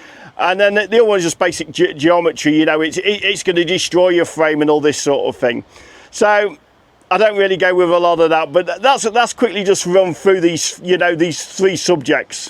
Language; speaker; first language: English; native; English